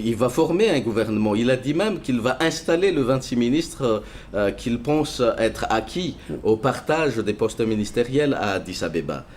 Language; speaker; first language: French; non-native, local second language; Malagasy